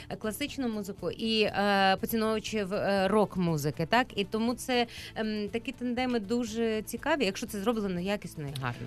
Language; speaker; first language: Ukrainian; native; Ukrainian